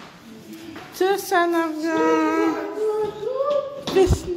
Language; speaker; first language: German; early bilingual, other home language; Turkish